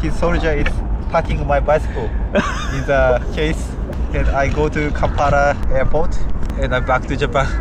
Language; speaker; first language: English; non-native, learner; Japanese